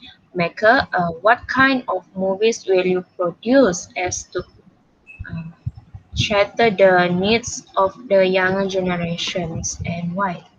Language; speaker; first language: English; non-native, local second language; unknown